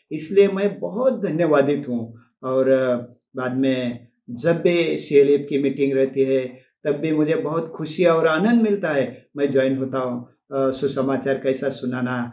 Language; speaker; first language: Hindi; non-native, local second language; Marathi